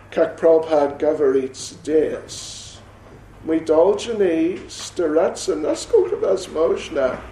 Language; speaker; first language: Russian; non-native, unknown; English